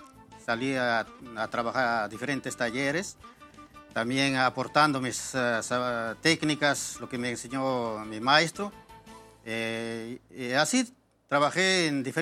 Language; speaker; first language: Spanish; native; Spanish